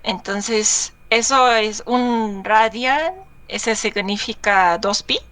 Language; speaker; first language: Spanish; non-native, learner; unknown